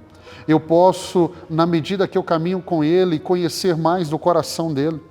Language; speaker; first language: Portuguese; native; Portuguese